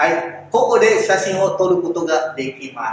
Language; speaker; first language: Japanese; non-native, fluent; Indonesian